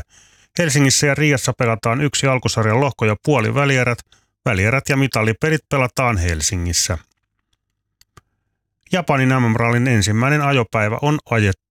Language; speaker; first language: Finnish; native; Finnish